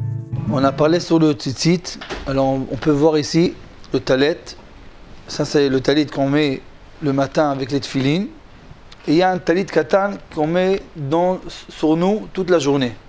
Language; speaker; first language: French; non-native, learner; Hebrew